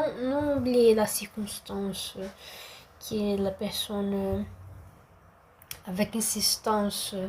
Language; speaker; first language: French; non-native, learner; Portuguese